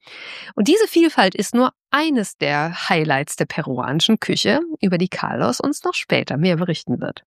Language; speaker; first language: German; native; German